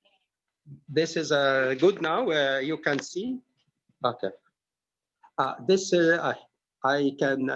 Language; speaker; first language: English; non-native, learner; Arabic